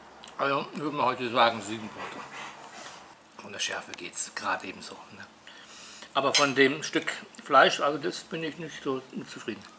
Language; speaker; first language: German; native; German